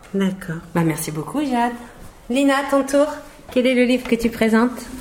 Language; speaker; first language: French; native; French